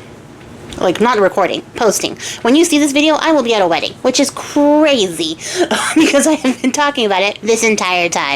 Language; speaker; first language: English; native; English